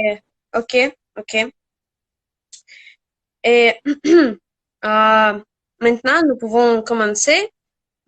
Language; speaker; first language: French; non-native, learner; Russian